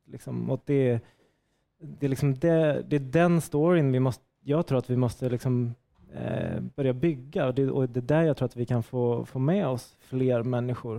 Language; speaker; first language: Swedish; native; Swedish